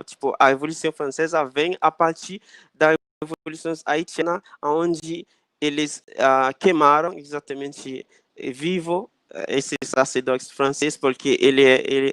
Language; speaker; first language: Portuguese; non-native, fluent; Haitian Creole